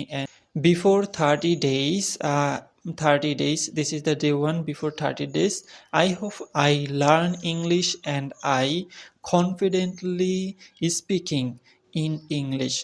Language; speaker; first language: English; non-native, learner; Bangla